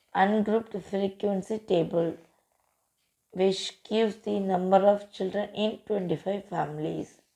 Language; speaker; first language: English; non-native, local second language; Tamil